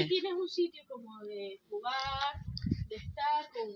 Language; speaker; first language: Spanish; early bilingual, heritage; Spanish